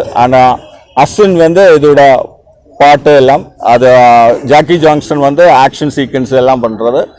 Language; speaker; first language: Tamil; non-native, learner; Malayalam